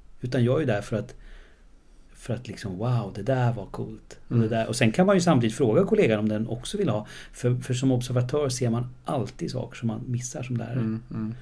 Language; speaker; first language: Swedish; native; Swedish